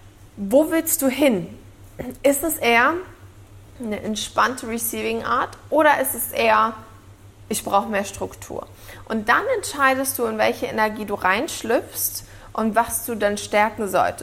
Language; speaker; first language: German; native; German